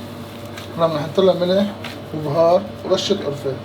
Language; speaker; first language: Arabic; native; Arabic